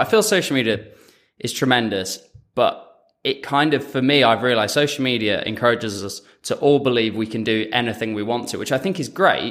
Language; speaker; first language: English; native; English